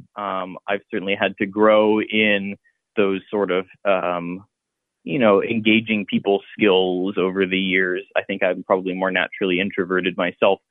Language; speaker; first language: English; native; English